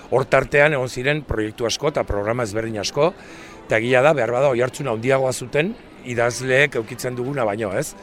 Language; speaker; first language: Basque; native; Basque